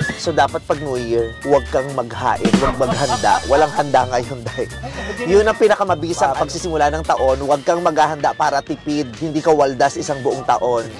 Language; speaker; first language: Filipino; native; Filipino